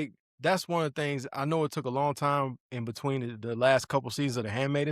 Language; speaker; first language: English; native; English